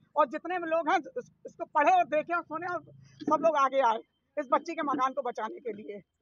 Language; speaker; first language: Hindi; native; Hindi